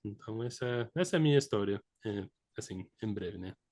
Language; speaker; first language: Portuguese; non-native, fluent; English